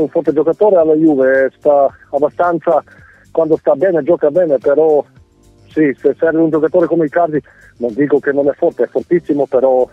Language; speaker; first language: Italian; non-native, fluent; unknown